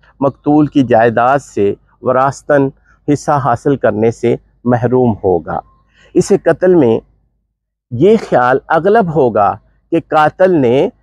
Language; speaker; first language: Urdu; non-native, local second language; Punjabi